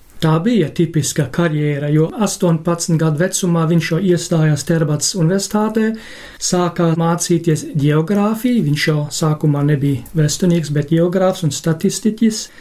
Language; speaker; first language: Latvian; non-native, fluent; German